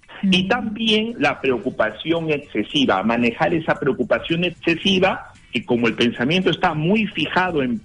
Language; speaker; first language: Spanish; native; Spanish